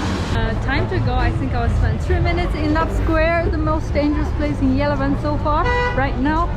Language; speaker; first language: English; non-native, fluent; Chinese